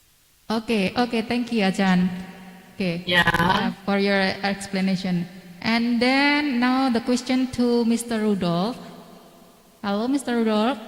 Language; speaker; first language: English; non-native, learner; Indonesian